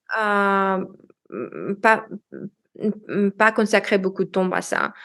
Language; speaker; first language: French; non-native, learner; Russian